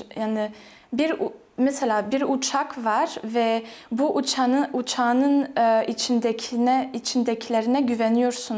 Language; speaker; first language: Turkish; non-native, fluent; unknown